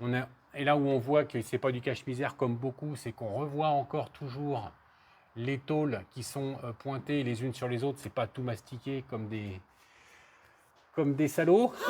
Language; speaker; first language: French; native; French